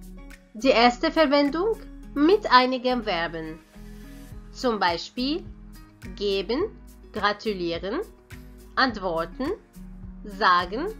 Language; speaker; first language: German; non-native, fluent; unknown